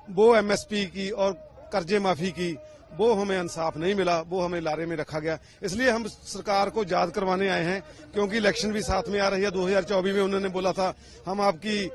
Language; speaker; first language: Hindi; non-native, local second language; Punjabi